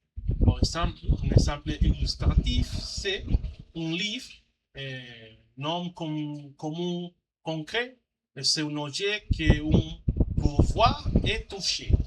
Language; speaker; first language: French; non-native, learner; Spanish